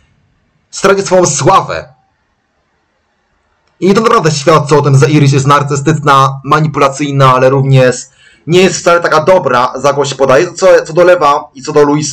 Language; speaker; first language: Polish; native; Polish